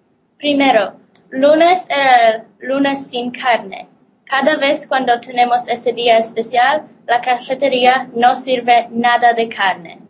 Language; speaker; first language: Spanish; non-native, learner; Polish